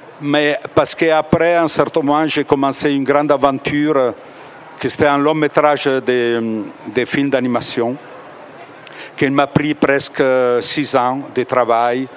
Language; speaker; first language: French; non-native, fluent; Italian